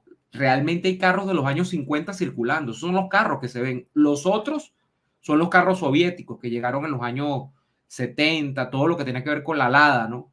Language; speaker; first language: Spanish; native; Spanish